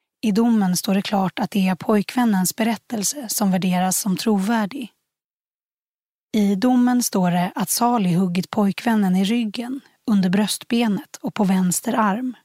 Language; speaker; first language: Swedish; native; Swedish